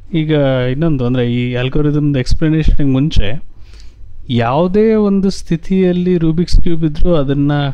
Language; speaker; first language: Kannada; native; Kannada